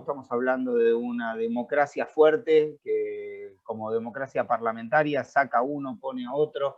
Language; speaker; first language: Spanish; native; Spanish